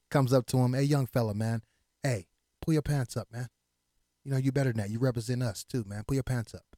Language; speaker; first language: English; early bilingual, other home language; Haitian Creole